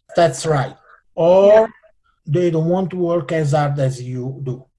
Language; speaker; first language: English; non-native, fluent; Italian